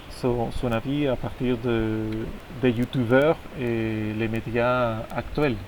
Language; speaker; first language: French; non-native, fluent; Spanish